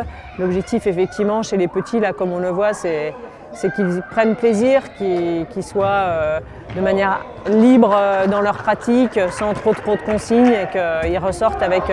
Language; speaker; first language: French; native; French